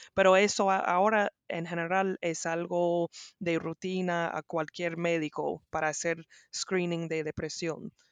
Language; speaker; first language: Spanish; non-native, learner; English